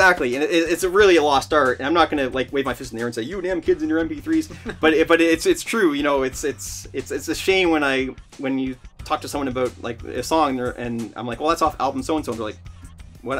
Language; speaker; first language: English; native; English